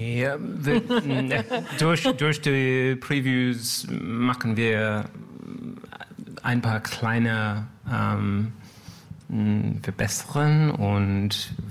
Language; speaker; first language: German; non-native, learner; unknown